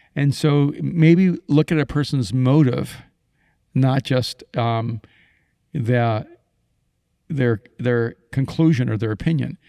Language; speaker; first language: English; early bilingual, other home language; Spanish